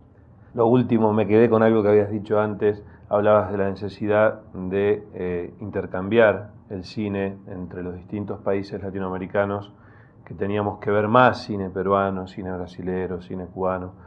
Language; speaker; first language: Spanish; native; Spanish